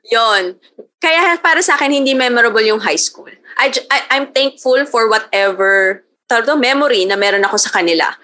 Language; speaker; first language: Filipino; native; Filipino